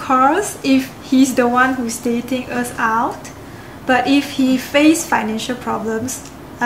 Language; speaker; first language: English; non-native, local second language; Chinese